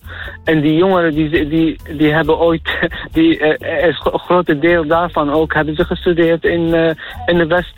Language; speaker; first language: Dutch; non-native, fluent; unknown